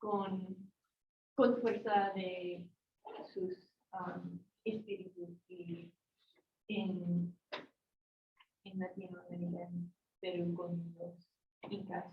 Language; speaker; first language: Spanish; non-native, learner; English